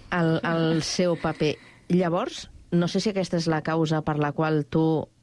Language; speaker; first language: Catalan; native; Catalan